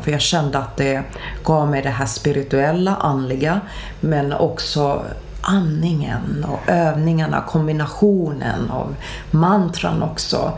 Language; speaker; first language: Swedish; early bilingual, other home language; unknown